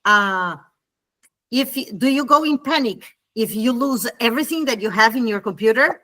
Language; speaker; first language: English; non-native, fluent; Italian